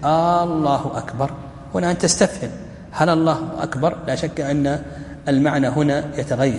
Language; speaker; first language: Arabic; native; Arabic